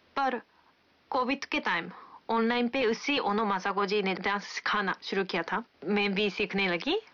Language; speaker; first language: Hindi; non-native, fluent; Japanese